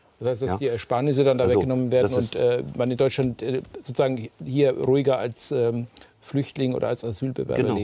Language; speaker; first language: German; native; German